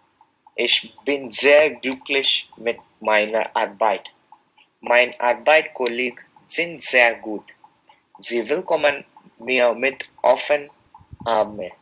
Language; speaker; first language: German; non-native, learner; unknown